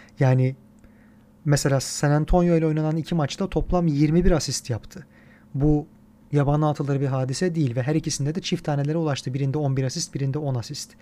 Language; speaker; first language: Turkish; native; Turkish